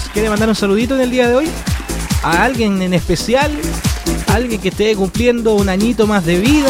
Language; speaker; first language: Spanish; native; Spanish